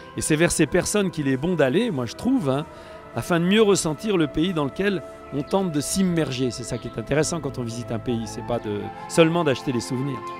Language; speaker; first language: French; native; French